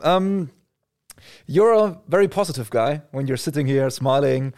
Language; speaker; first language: English; non-native, fluent; German